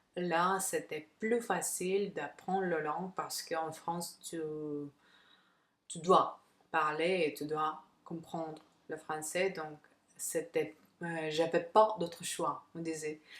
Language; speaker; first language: French; non-native, fluent; Russian